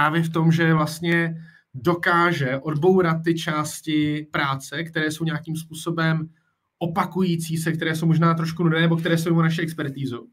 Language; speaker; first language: Czech; native; Czech